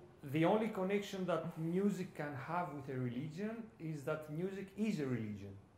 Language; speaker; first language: English; non-native, fluent; Greek